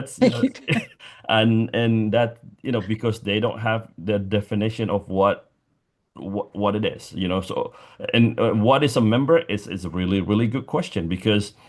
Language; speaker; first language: English; non-native, fluent; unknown